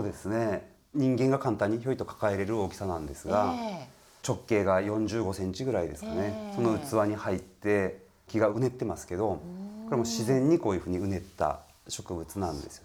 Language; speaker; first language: Japanese; native; Japanese